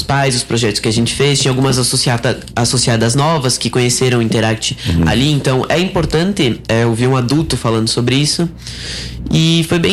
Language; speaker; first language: Portuguese; native; Portuguese